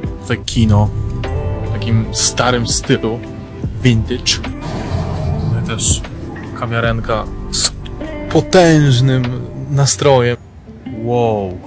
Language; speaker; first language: Polish; native; Polish